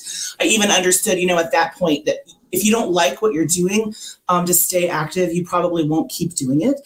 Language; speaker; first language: English; native; English